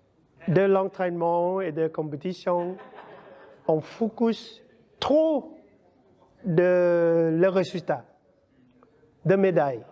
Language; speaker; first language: French; non-native, learner; Vietnamese